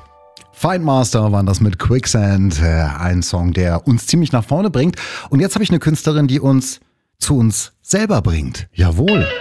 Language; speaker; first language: German; native; German